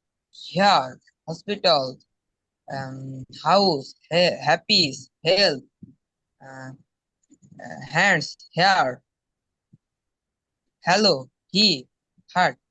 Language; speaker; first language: English; non-native, learner; Bangla